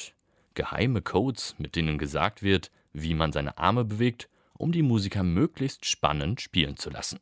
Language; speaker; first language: German; native; German